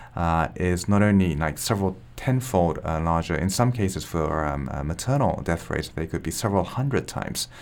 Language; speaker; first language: English; non-native, fluent; Japanese